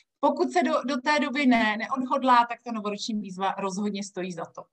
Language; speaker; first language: Czech; native; Czech